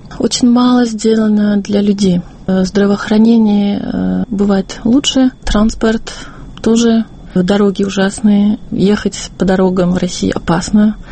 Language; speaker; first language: Russian; non-native, fluent; French